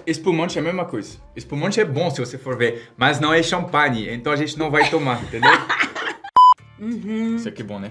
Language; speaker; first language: Portuguese; non-native, fluent; French